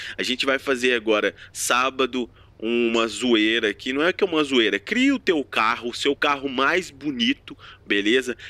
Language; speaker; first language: Portuguese; native; Portuguese